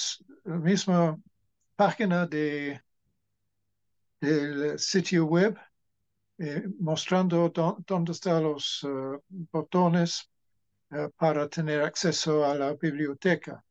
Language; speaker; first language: Spanish; non-native, fluent; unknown